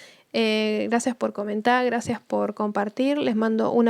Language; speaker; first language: Spanish; native; Spanish